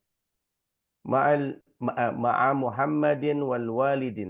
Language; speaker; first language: Arabic; non-native, learner; Indonesian